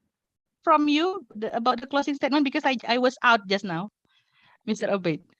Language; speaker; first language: English; non-native, fluent; Indonesian